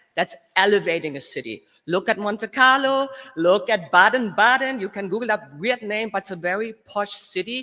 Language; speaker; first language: English; non-native, fluent; German